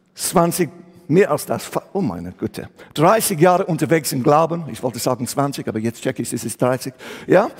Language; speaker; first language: German; non-native, fluent; English